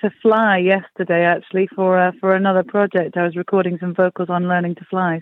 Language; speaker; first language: English; native; English